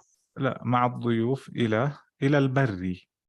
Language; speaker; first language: Arabic; non-native, fluent; English